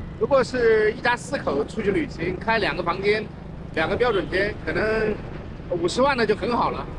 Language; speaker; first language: Chinese; native; Chinese